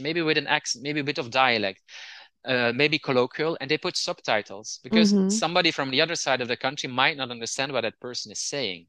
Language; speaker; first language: English; non-native, fluent; Dutch